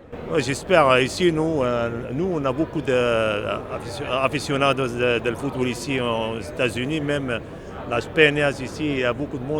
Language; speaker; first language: French; non-native, local second language; Arabic